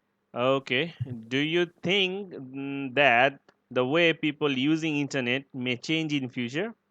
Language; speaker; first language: English; non-native, learner; Bangla